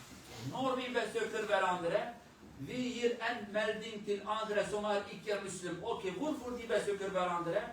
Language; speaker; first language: Swedish; non-native, learner; Kurdish